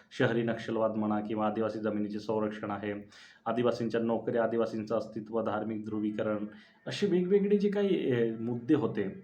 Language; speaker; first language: Marathi; non-native, local second language; Bhili